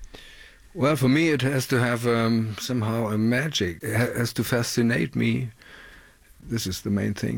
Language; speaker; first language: English; non-native, fluent; German